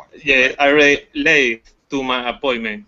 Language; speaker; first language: English; non-native, learner; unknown